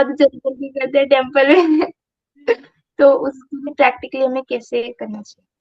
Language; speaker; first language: Hindi; native; Hindi